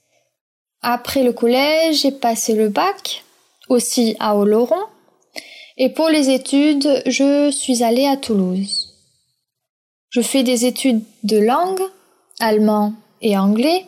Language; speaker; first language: French; early bilingual, other home language; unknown